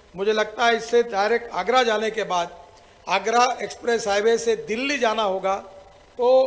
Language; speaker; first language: Hindi; non-native, local second language; Marathi